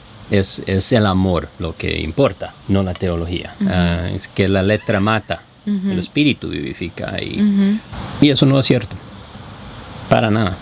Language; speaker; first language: Spanish; non-native, fluent; English